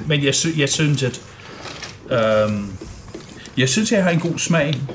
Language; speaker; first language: Danish; non-native, fluent; English